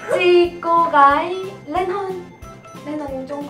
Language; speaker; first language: Vietnamese; non-native, learner; Korean